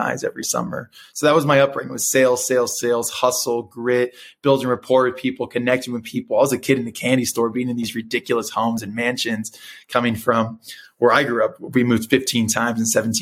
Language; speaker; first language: English; early bilingual, other home language; Spanish